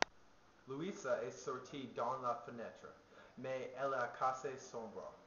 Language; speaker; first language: French; non-native, learner; English